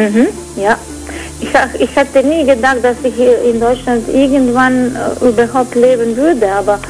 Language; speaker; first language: German; non-native, fluent; Croatian